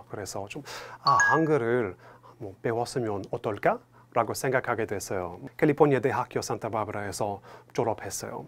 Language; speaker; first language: Korean; non-native, fluent; English